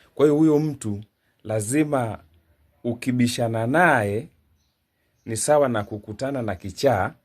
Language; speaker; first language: Swahili; native; Swahili